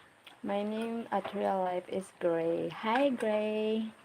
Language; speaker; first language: English; non-native, learner; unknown